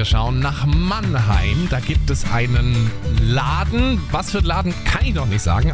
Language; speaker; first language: German; native; German